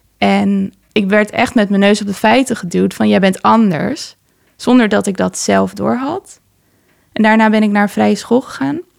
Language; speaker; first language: Dutch; early bilingual, other home language; Persian